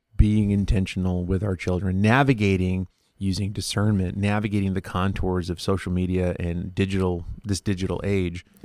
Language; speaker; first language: English; early bilingual, other home language; Spanish